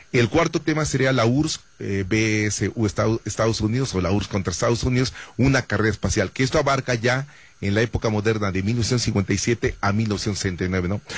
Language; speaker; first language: Spanish; native; Spanish